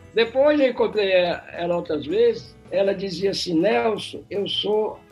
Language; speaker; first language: Portuguese; native; Portuguese